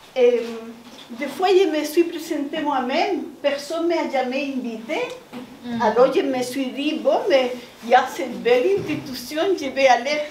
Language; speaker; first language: French; non-native, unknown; Spanish